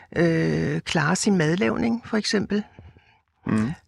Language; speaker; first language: Danish; native; Danish